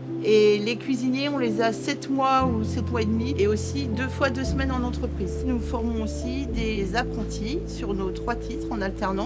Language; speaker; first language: French; native; French